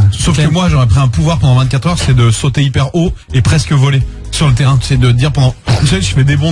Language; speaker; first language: French; native; French